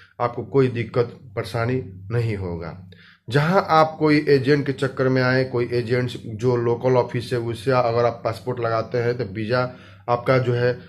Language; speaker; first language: Hindi; native; Hindi